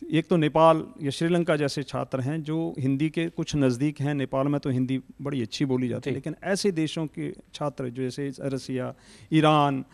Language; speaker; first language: Hindi; native; Hindi